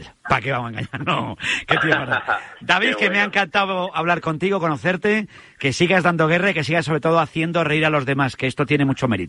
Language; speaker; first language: Spanish; native; Spanish